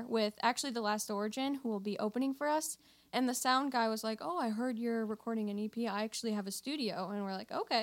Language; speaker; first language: English; native; English